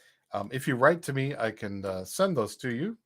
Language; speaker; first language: English; native; English